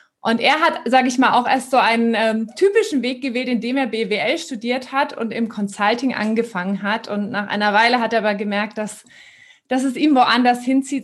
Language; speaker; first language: German; native; German